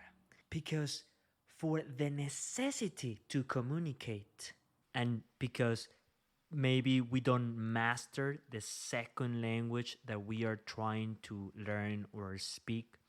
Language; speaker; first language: English; non-native, fluent; Spanish